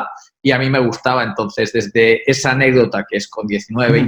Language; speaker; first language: Spanish; native; Spanish